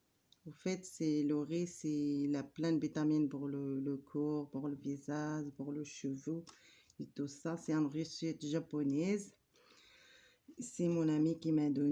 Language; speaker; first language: French; non-native, learner; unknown